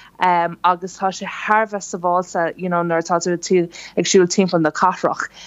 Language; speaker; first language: Irish; non-native, local second language; English